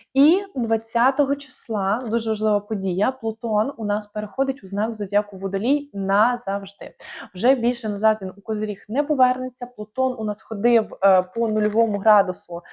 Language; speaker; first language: Ukrainian; non-native, local second language; Russian